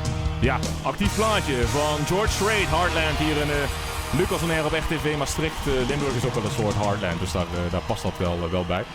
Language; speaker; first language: Dutch; native; Dutch